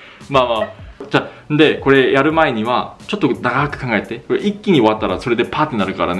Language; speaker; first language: Japanese; non-native, fluent; Korean